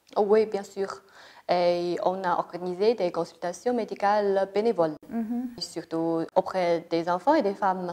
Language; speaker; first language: French; non-native, fluent; Chinese